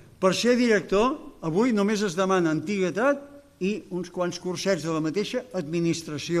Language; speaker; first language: Catalan; native; Catalan